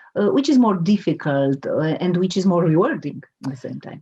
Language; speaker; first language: English; non-native, fluent; Romanian